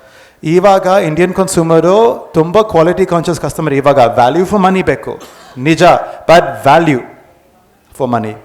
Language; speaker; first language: Kannada; non-native, fluent; English